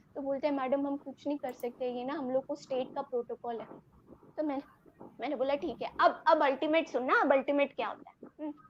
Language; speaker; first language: Hindi; non-native, local second language; Telugu